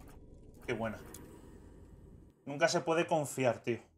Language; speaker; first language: Spanish; native; Spanish